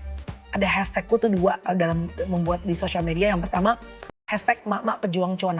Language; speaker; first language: Indonesian; native; Indonesian